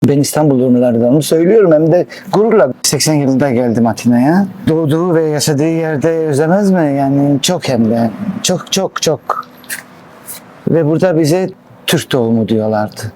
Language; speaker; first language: Turkish; non-native, local second language; Greek